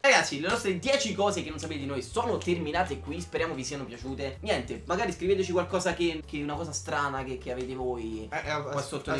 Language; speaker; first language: Italian; native; Italian